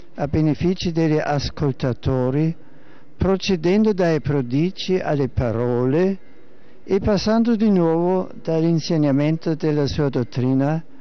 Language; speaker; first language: Italian; non-native, fluent; German